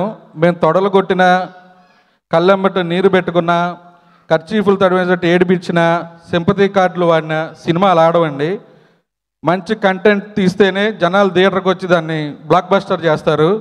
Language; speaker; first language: Telugu; native; Telugu